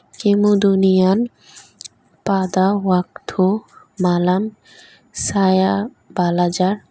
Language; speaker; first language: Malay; non-native, learner; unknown